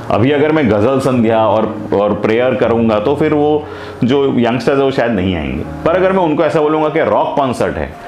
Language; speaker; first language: Hindi; non-native, local second language; Gujarati